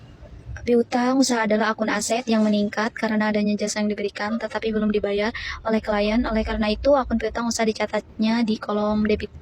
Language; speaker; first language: Indonesian; native; Indonesian